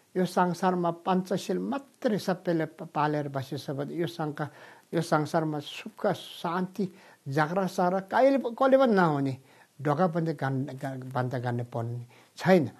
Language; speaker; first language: Nepali; non-native, fluent; Tibetan